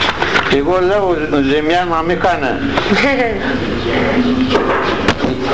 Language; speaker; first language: Greek; non-native, local second language; Turkish